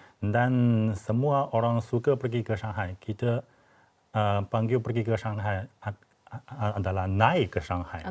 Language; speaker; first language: Malay; non-native, fluent; Chinese